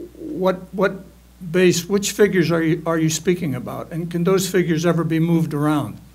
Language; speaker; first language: English; native; English